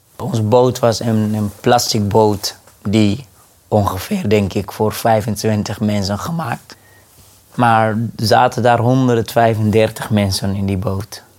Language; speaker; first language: Dutch; non-native, fluent; Arabic